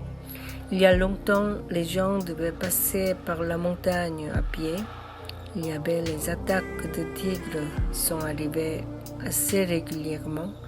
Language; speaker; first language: French; non-native, learner; Korean